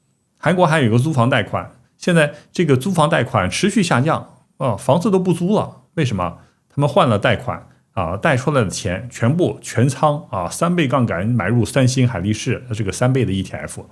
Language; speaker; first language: Chinese; native; Chinese